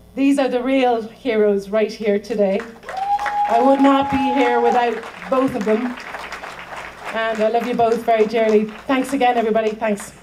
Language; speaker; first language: English; native; English